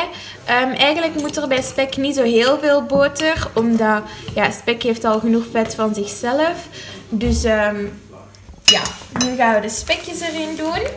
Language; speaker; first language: Dutch; native; Dutch